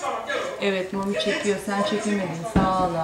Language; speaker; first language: Turkish; native; Turkish